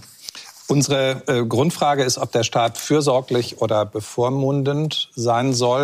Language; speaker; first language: German; native; German